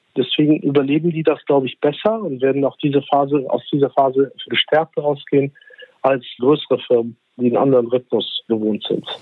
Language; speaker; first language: German; early bilingual, other home language; Turkish